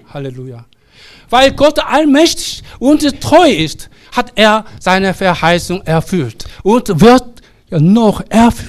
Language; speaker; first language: German; non-native, learner; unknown